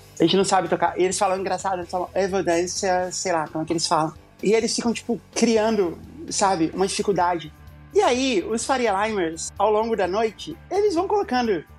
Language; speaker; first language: Portuguese; native; Portuguese